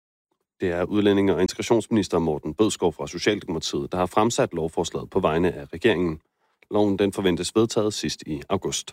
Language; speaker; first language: Danish; native; Danish